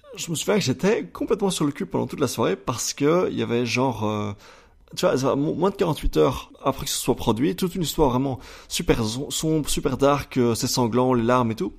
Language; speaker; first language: French; native; French